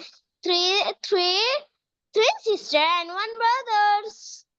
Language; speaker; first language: English; non-native, learner; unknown